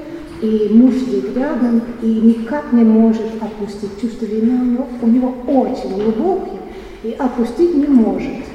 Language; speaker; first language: Russian; non-native, fluent; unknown